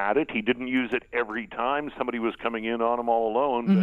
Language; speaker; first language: English; native; English